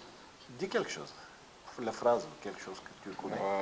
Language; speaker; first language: French; non-native, learner; Bulgarian